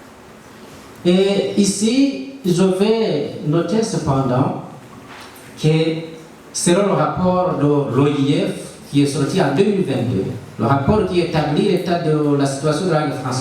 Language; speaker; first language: French; non-native, local second language; Rundi